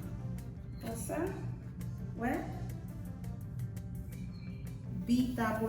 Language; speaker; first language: French; non-native, learner; Haitian Creole